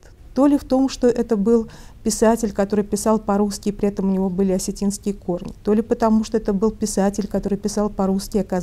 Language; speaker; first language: Russian; native; Russian